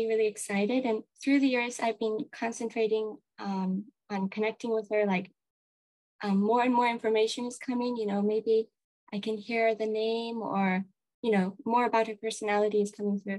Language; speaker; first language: English; non-native, local second language; Japanese